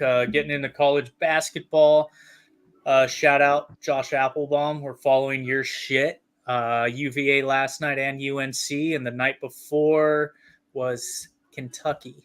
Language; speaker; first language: English; native; English